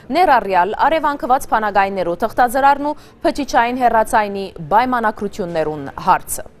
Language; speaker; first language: Armenian; early bilingual, heritage; Armenian